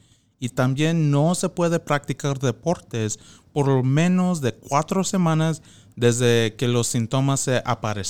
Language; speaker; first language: Spanish; non-native, fluent; English